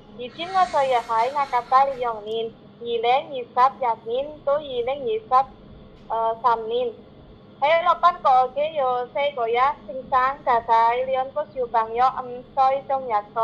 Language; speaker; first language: Cantonese; non-native, learner; Indonesian